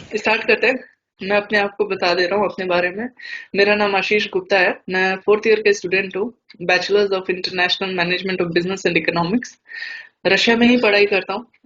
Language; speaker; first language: Hindi; native; Hindi